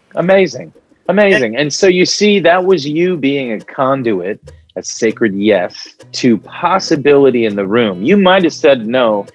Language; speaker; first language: English; early bilingual, other home language; Arabic